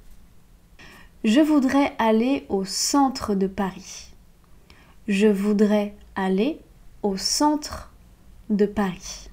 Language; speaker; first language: French; native; French